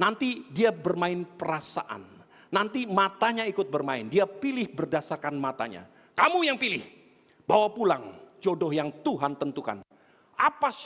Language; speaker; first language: Indonesian; native; Indonesian